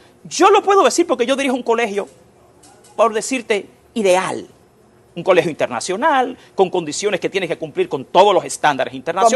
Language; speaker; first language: Spanish; native; Spanish